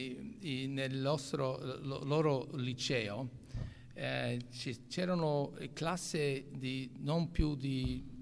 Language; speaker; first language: Italian; non-native, local second language; English